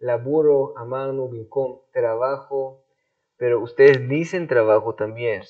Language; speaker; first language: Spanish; non-native, fluent; Hebrew